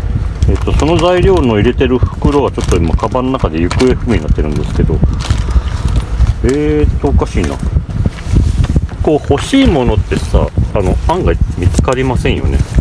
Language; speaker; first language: Japanese; native; Japanese